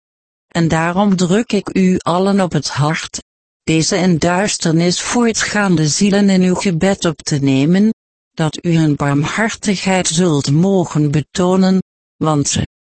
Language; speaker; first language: Dutch; native; Dutch